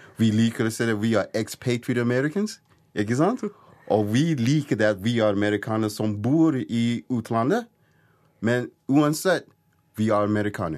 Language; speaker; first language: Norwegian; non-native, fluent; English